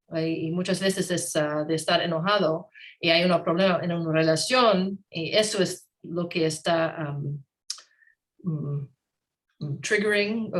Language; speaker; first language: Spanish; non-native, learner; English